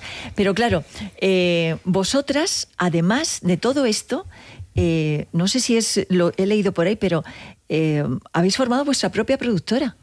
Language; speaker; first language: Spanish; native; Spanish